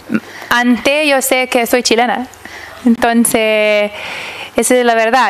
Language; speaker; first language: Spanish; early bilingual, heritage; English